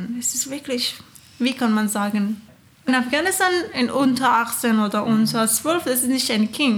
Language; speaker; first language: German; non-native, learner; Persian